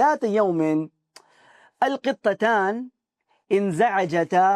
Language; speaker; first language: Arabic; non-native, fluent; Urdu